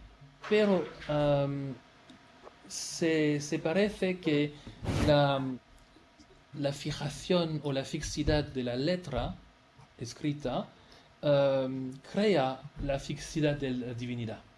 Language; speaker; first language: Spanish; non-native, fluent; French